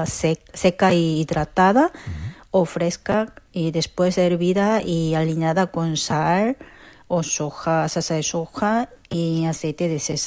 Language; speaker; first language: Spanish; non-native, fluent; Korean